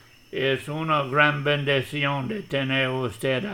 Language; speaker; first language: Spanish; non-native, fluent; English